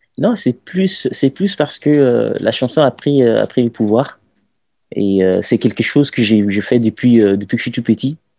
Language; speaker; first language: French; non-native, fluent; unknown